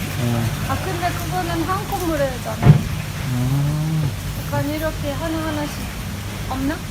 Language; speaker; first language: Korean; non-native, fluent; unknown